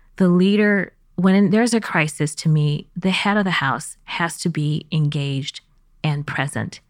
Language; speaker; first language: English; early bilingual, other home language; Chinese